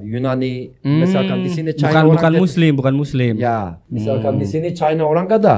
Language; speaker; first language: Indonesian; non-native, learner; Turkish